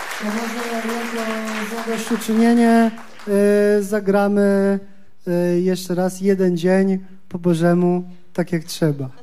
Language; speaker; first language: Polish; native; Polish